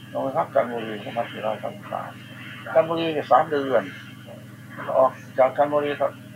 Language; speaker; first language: Thai; native; Thai